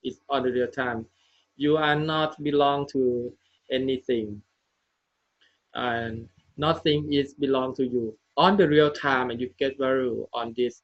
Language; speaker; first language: English; non-native, learner; Thai